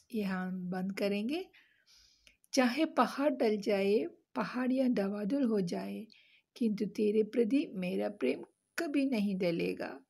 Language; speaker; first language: Hindi; non-native, local second language; Malayalam